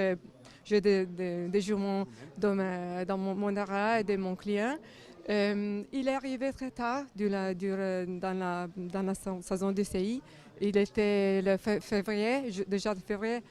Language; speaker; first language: French; non-native, learner; Italian